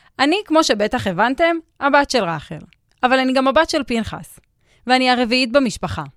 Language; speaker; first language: Hebrew; native; Hebrew